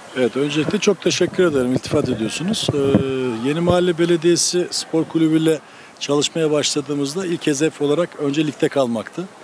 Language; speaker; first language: Turkish; native; Turkish